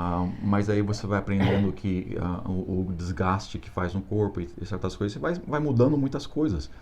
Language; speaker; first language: Portuguese; non-native, fluent; English